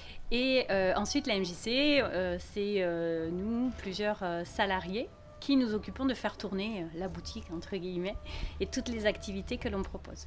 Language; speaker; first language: French; native; French